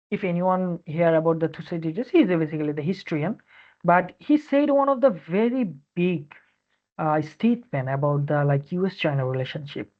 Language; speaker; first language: English; non-native, local second language; Bangla